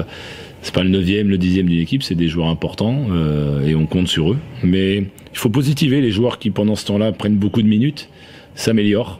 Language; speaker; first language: French; native; French